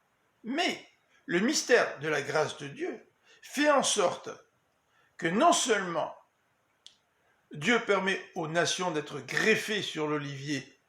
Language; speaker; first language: French; native; French